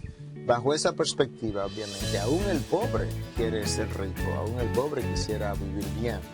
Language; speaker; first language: Spanish; native; Spanish